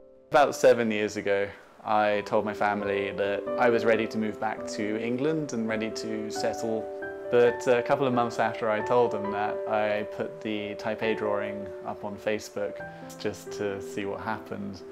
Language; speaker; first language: English; native; English